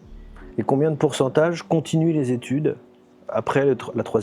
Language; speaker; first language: French; native; French